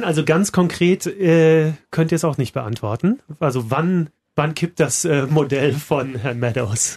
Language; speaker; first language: German; native; German